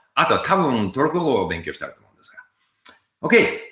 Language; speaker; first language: Japanese; non-native, fluent; English